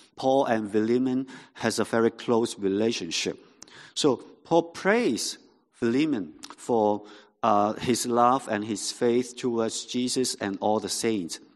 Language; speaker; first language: English; non-native, local second language; Cantonese